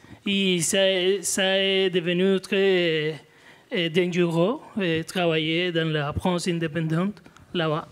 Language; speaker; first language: French; non-native, learner; Spanish